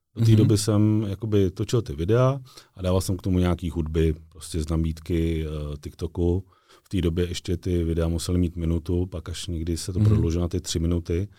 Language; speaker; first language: Czech; native; Czech